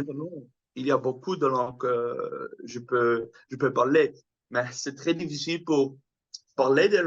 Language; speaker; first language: French; non-native, fluent; Dutch